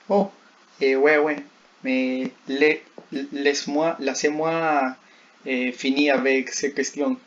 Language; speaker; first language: French; non-native, learner; Spanish